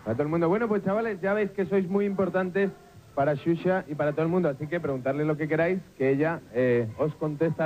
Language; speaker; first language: Spanish; native; Spanish